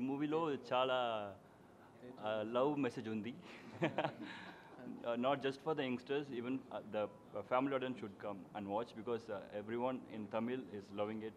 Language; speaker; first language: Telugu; non-native, learner; Tamil